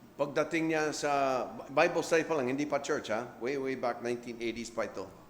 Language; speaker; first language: Filipino; non-native, fluent; English